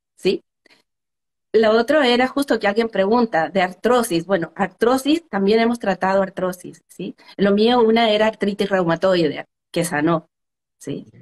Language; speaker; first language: Spanish; native; Spanish